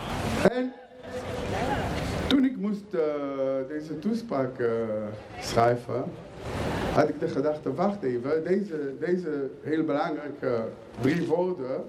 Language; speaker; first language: Dutch; non-native, fluent; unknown